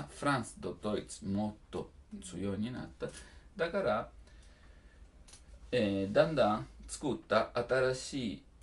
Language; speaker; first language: Japanese; non-native, learner; Italian